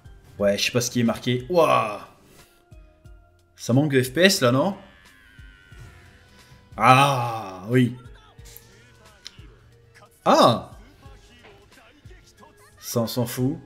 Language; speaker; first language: French; native; French